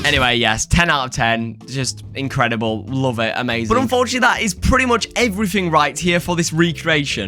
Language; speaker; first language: English; native; English